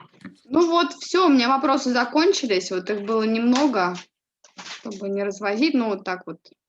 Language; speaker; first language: Russian; native; Russian